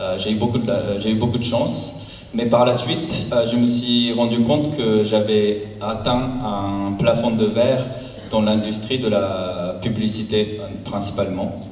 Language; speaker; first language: French; non-native, fluent; Japanese